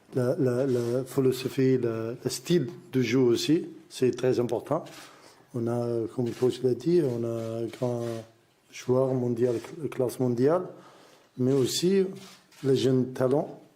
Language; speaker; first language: French; non-native, learner; Arabic